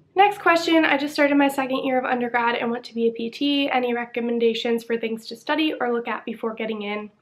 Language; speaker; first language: English; native; English